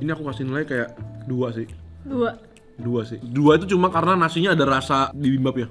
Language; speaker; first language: Indonesian; native; Indonesian